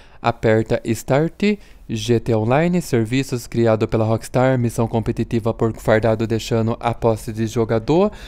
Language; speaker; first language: Portuguese; native; Portuguese